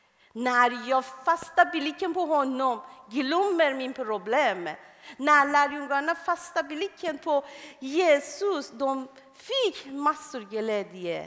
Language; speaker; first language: Swedish; non-native, fluent; Persian